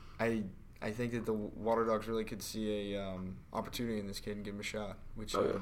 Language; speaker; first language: English; native; English